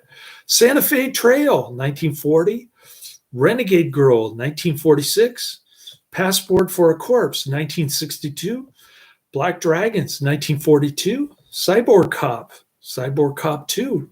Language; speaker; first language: English; native; English